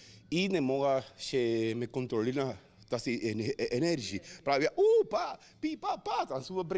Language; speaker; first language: Bulgarian; non-native, learner; Spanish